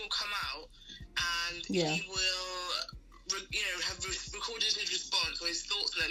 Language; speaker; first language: English; native; English